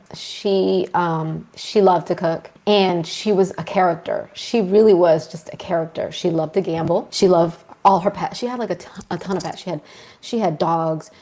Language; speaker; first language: English; early bilingual, other home language; Spanish